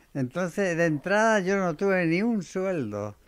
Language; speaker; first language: Spanish; native; Spanish